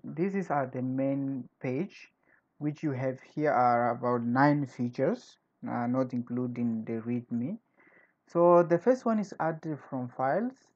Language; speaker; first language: English; non-native, fluent; Portuguese